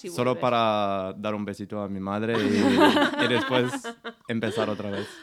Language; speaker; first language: Spanish; non-native, learner; Portuguese